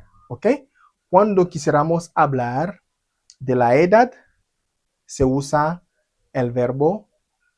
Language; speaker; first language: Spanish; non-native, fluent; Haitian Creole